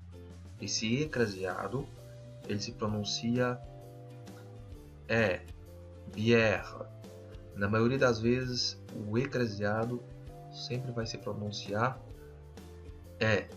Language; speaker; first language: Portuguese; non-native, fluent; French